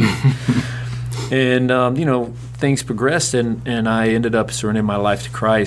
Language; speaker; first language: English; native; English